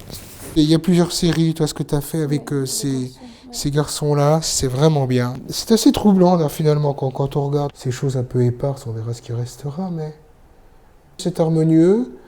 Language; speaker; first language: French; native; French